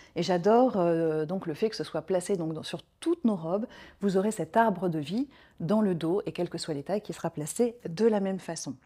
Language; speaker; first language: French; native; French